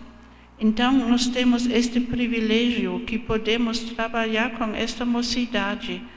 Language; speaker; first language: Portuguese; non-native, fluent; German